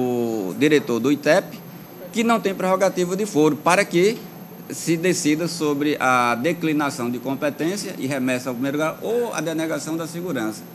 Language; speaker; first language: Portuguese; native; Portuguese